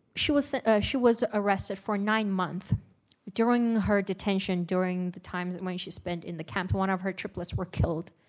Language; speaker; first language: English; non-native, fluent; Uyghur